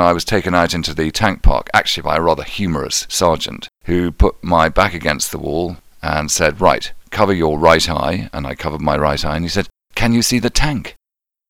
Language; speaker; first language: English; native; English